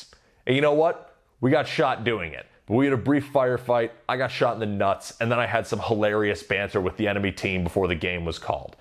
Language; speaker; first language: English; native; English